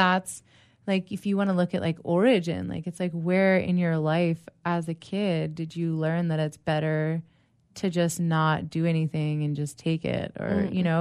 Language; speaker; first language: English; native; English